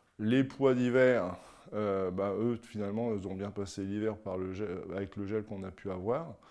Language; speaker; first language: French; native; French